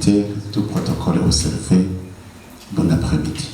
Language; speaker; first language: French; non-native, local second language; Rundi